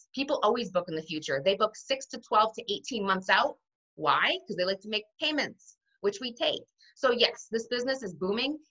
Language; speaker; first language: English; native; English